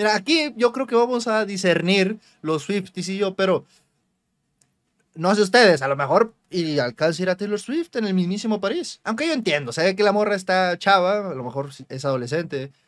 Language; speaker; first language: Spanish; native; Spanish